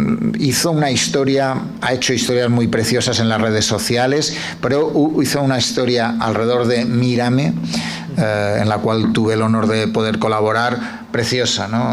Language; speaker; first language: Spanish; native; Spanish